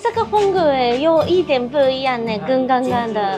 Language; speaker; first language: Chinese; non-native, fluent; Japanese